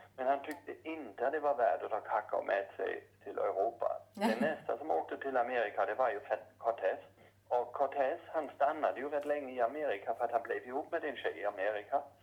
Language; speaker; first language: Swedish; non-native, fluent; German